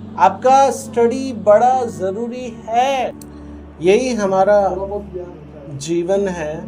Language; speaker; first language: Hindi; native; Hindi